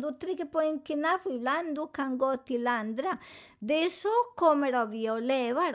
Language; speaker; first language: Swedish; non-native, fluent; Spanish